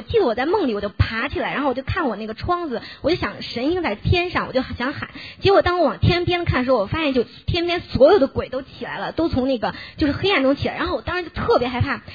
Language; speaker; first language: Chinese; native; Chinese